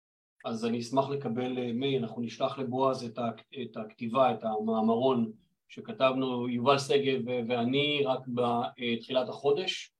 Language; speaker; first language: Hebrew; native; Hebrew